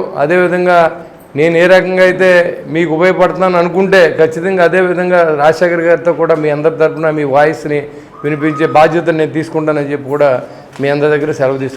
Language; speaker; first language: Telugu; native; Telugu